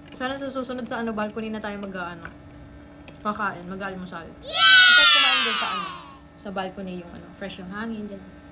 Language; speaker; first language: Filipino; non-native, local second language; Bikol